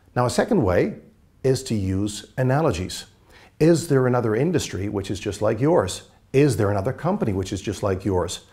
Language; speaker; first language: English; native; English